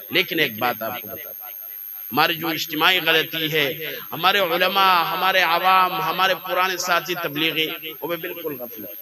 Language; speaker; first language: Urdu; non-native, local second language; Pashto